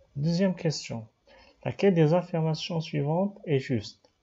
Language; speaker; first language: French; non-native, local second language; Arabic